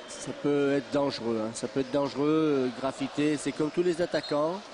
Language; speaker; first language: French; native; French